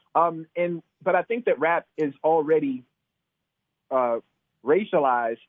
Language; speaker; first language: English; native; English